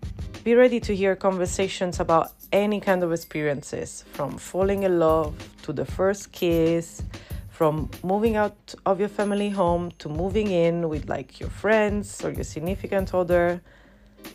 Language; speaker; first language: English; non-native, fluent; Italian